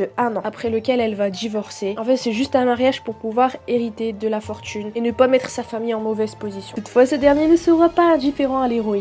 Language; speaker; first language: French; native; French